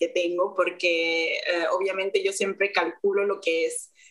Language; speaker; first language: Spanish; native; Spanish